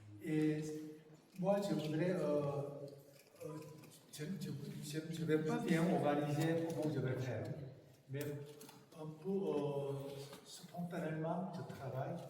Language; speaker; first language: French; non-native, fluent; Korean